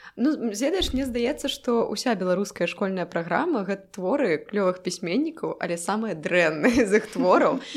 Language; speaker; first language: Belarusian; non-native, local second language; Russian